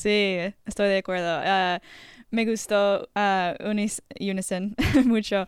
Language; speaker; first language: Spanish; non-native, learner; English